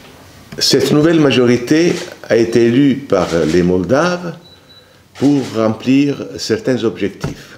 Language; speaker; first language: French; non-native, fluent; Italian